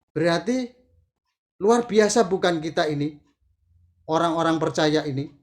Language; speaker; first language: Indonesian; native; Indonesian